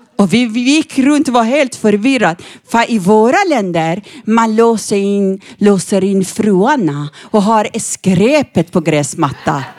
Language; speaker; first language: Swedish; non-native, fluent; Persian